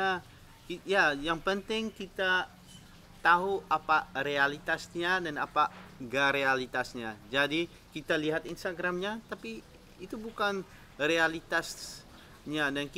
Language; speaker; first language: Indonesian; non-native, fluent; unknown